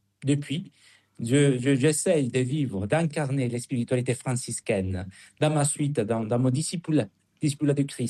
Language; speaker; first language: French; non-native, fluent; Spanish